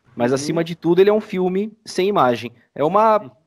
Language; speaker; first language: Portuguese; native; Portuguese